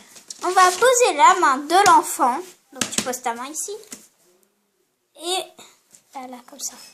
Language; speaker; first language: French; native; French